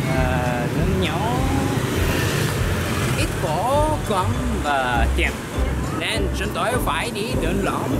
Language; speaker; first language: Vietnamese; non-native, learner; Japanese